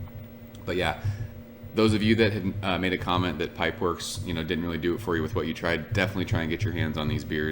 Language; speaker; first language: English; native; English